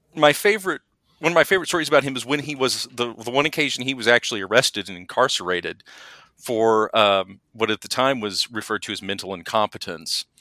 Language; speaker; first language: English; native; English